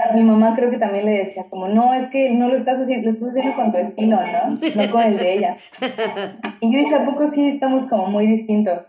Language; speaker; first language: Spanish; native; Spanish